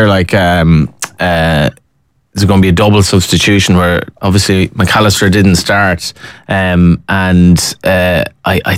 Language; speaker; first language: English; native; English